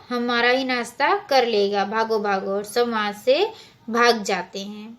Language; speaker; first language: Hindi; non-native, local second language; Gujarati